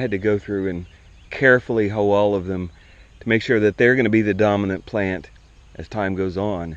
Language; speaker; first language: English; native; English